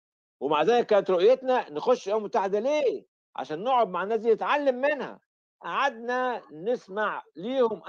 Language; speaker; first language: Arabic; native; Arabic